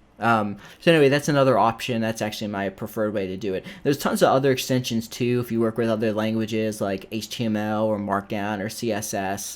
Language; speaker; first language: English; native; English